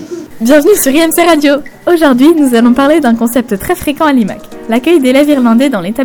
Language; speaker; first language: French; native; French